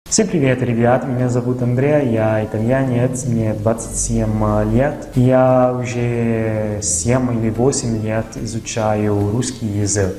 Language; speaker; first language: Russian; non-native, fluent; Italian